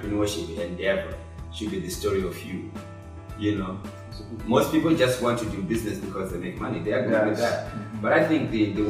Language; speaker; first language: English; non-native, local second language; Shona